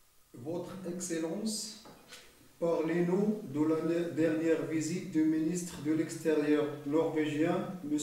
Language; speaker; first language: French; non-native, local second language; Arabic